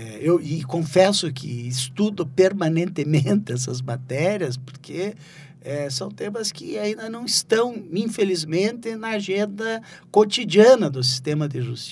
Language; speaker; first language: Portuguese; native; Portuguese